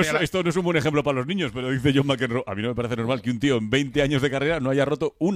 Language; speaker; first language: Spanish; native; Spanish